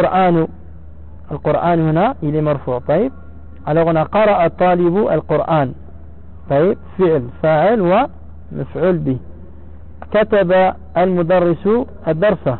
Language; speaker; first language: Arabic; non-native, fluent; French